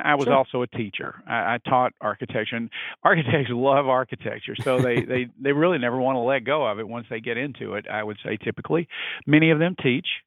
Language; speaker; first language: English; native; English